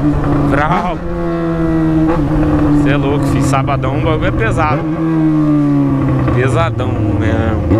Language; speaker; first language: Portuguese; native; Portuguese